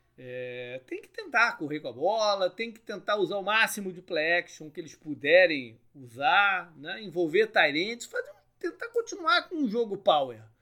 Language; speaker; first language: Portuguese; native; Portuguese